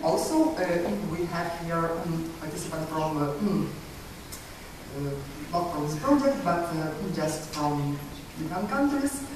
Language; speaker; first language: English; non-native, local second language; Lithuanian